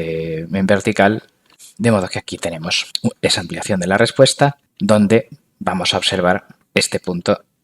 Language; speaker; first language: Spanish; native; Spanish